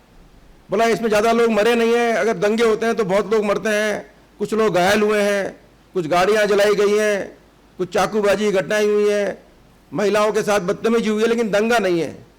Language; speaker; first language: Hindi; native; Hindi